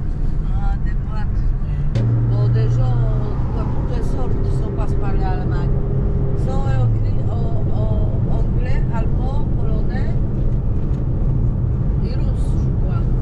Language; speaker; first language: French; non-native, learner; Polish